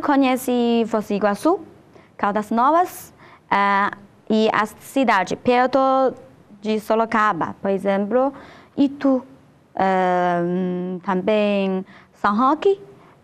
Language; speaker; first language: Portuguese; non-native, learner; Chinese